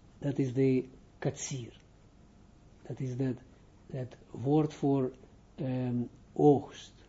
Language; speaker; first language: Dutch; non-native, fluent; Hebrew